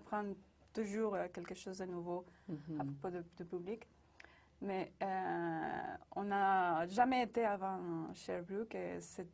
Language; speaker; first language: French; non-native, fluent; Spanish